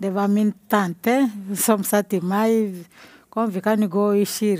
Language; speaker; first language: Norwegian; non-native, learner; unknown